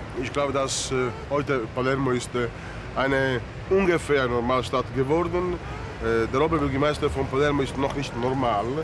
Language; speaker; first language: German; non-native, learner; Italian